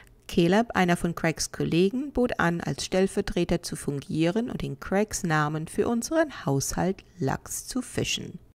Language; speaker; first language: German; native; German